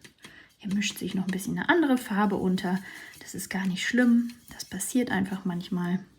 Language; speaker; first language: German; native; German